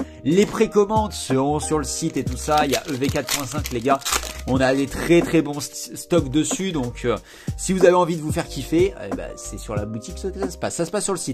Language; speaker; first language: French; native; French